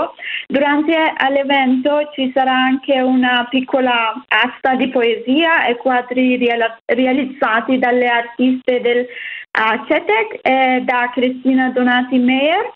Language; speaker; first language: Italian; non-native, learner; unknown